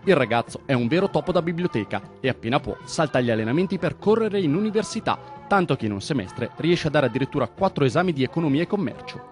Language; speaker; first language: Italian; native; Italian